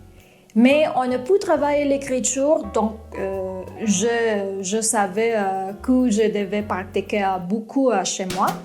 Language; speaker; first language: French; non-native, fluent; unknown